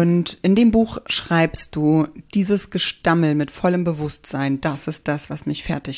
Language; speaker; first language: German; native; German